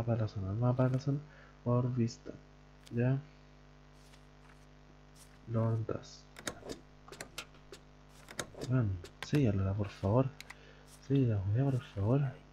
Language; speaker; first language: Spanish; native; Spanish